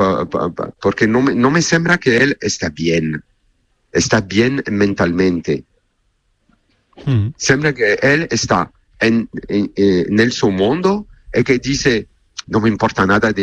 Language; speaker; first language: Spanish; non-native, learner; French